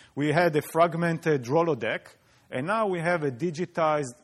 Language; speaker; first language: English; non-native, fluent; Hebrew